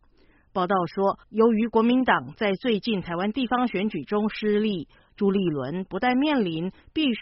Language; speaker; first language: Chinese; native; Chinese